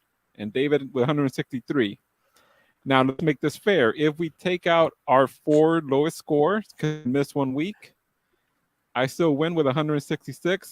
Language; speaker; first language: English; native; English